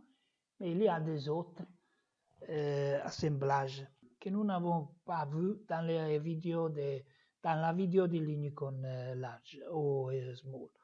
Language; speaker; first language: French; non-native, fluent; Italian